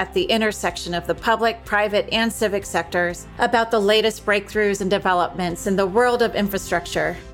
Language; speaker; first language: English; early bilingual, other home language; Hindi